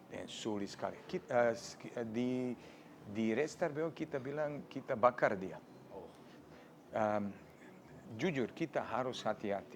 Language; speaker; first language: Indonesian; non-native, fluent; Serbian